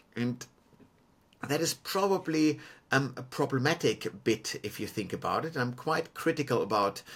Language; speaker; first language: English; non-native, fluent; German